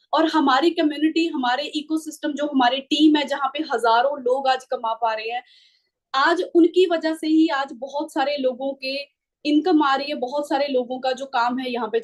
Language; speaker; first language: Hindi; non-native, local second language; Punjabi